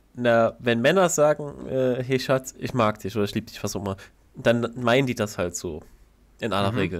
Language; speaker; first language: German; native; German